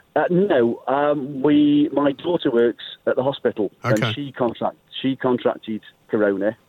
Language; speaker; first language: English; native; English